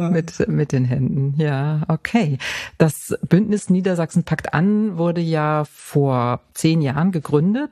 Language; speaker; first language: German; native; German